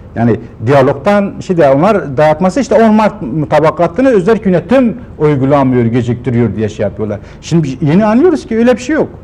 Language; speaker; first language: Turkish; non-native, local second language; Kurdish